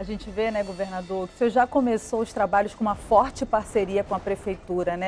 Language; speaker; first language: Portuguese; native; Portuguese